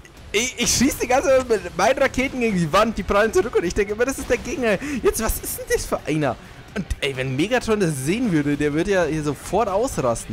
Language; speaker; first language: German; native; German